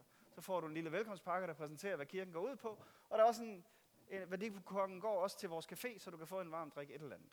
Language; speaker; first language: Danish; native; Danish